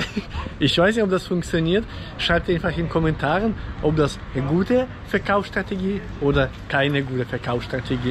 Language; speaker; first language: German; non-native, fluent; Ukrainian